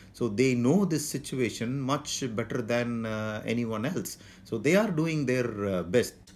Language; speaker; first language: English; non-native, local second language; Tamil